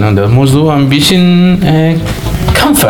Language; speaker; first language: German; non-native, learner; Spanish